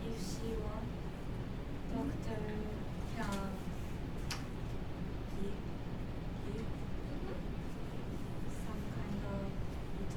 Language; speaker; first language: English; non-native, learner; Japanese